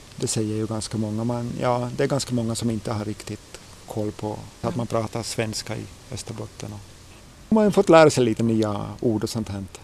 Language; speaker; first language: Swedish; native; Swedish